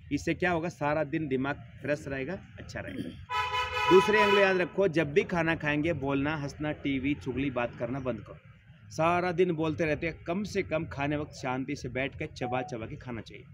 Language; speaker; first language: Hindi; non-native, local second language; Kannada